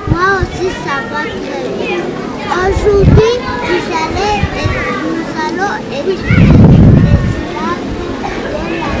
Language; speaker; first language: French; non-native, learner; Kinyarwanda